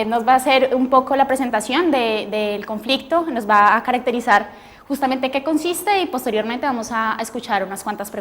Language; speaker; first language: Spanish; native; Spanish